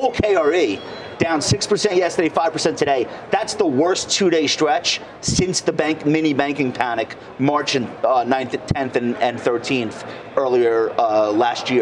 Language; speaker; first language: English; native; English